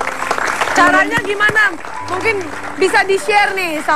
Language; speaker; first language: Indonesian; native; Indonesian